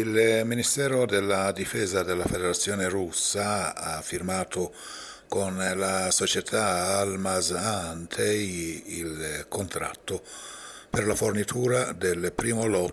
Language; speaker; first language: Italian; non-native, fluent; Persian